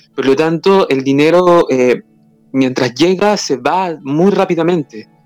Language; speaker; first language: Spanish; native; Spanish